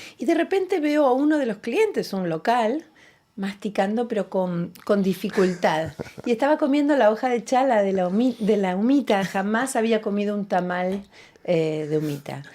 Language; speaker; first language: Spanish; native; Spanish